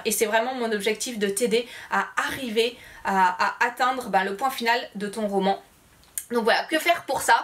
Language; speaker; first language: French; native; French